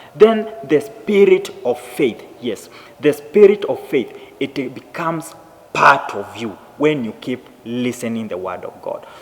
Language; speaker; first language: English; non-native, local second language; Swahili